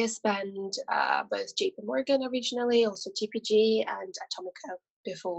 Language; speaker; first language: English; non-native, fluent; French